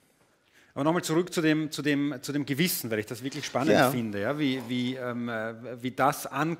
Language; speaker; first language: German; native; German